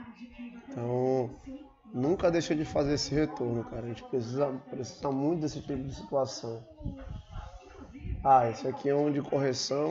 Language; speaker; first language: Portuguese; native; Portuguese